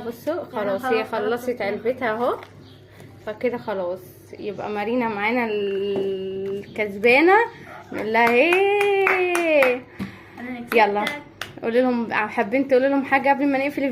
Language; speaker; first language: Arabic; native; Arabic